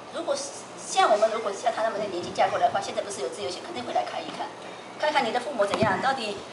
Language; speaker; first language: Chinese; native; Chinese